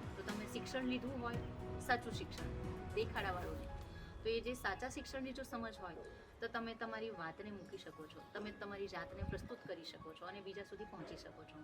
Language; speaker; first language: Gujarati; non-native, local second language; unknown